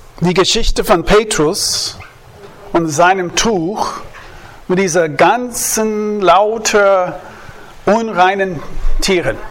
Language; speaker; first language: German; non-native, fluent; English